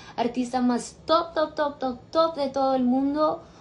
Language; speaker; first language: Spanish; early bilingual, heritage; Spanish